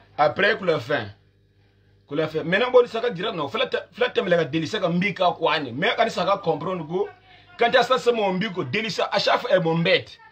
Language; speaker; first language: French; non-native, local second language; Lingala